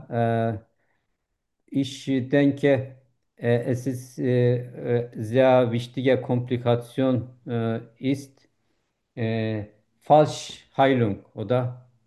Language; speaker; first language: German; non-native, learner; Turkish